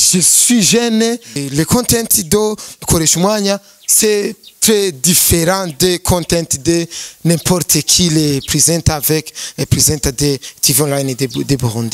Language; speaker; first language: French; non-native, learner; Rundi